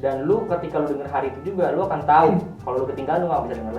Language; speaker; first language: Indonesian; native; Indonesian